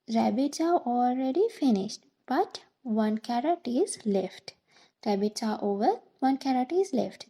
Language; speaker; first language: English; non-native, local second language; Sinhala